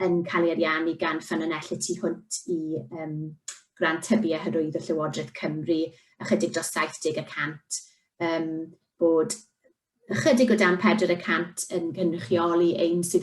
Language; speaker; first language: Welsh; native; Welsh